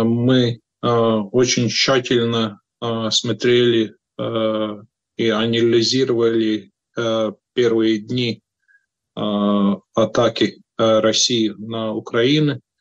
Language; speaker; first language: Russian; non-native, fluent; Latvian